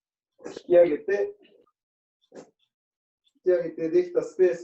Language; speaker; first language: Japanese; native; Japanese